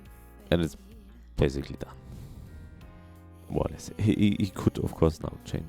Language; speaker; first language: English; non-native, fluent; German